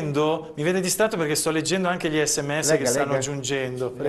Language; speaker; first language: Italian; native; Italian